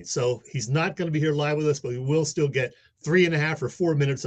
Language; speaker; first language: English; native; English